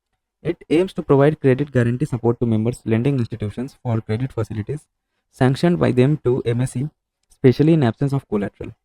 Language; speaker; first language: English; non-native, local second language; Hindi